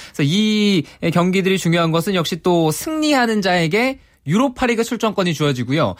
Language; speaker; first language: Korean; native; Korean